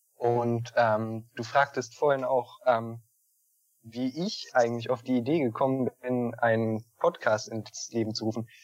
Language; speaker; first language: German; native; German